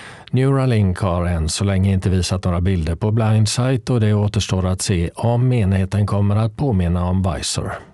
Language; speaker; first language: Swedish; native; Swedish